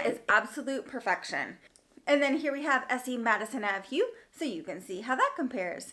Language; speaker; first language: English; native; English